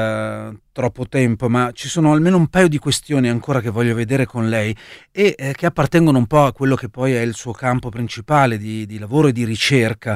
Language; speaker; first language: Italian; native; Italian